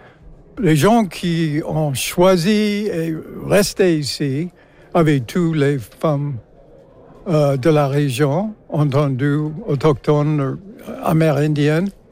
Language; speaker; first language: French; non-native, fluent; English